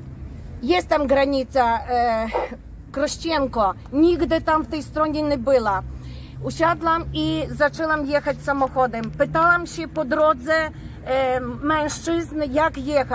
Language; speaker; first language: Polish; non-native, fluent; Ukrainian